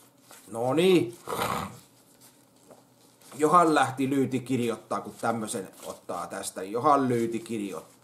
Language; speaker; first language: Finnish; native; Finnish